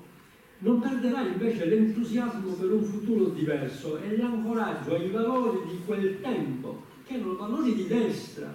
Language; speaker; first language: Italian; native; Italian